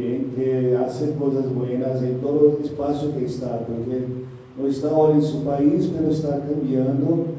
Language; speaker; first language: Spanish; non-native, learner; Portuguese